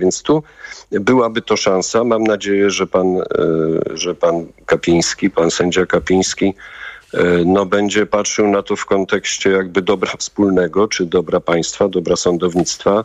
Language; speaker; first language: Polish; native; Polish